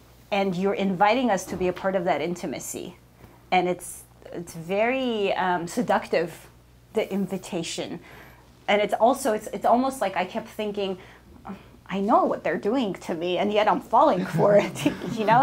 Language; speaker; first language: English; early bilingual, other home language; Armenian